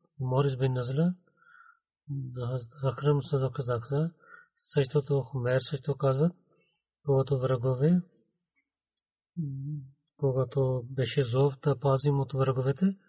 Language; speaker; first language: Bulgarian; non-native, learner; Urdu